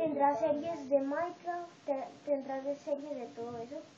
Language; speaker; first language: Spanish; native; Spanish